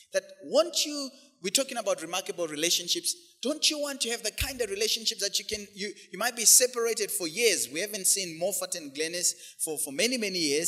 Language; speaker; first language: English; non-native, local second language; Shona